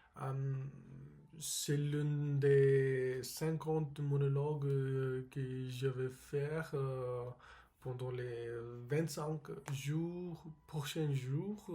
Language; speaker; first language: French; non-native, learner; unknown